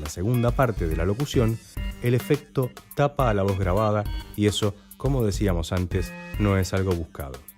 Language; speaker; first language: Spanish; native; Spanish